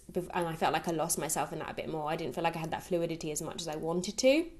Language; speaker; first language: English; native; English